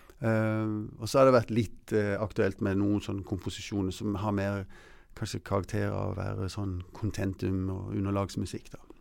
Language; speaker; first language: Norwegian; early bilingual, other home language; English